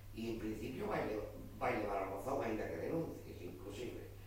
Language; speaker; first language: Spanish; non-native, local second language; Galician